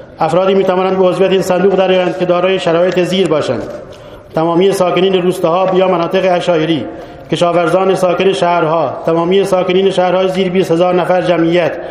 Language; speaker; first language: Persian; non-native, local second language; Baluchi